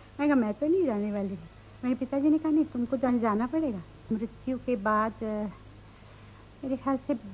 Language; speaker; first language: Hindi; non-native, local second language; Marathi